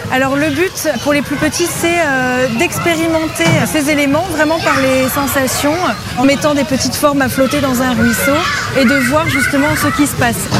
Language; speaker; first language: French; native; French